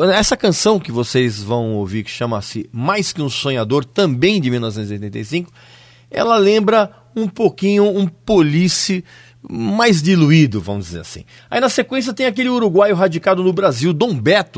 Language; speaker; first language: Portuguese; native; Portuguese